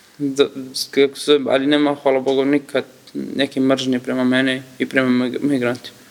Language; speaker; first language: Serbian; non-native, learner; Kurdish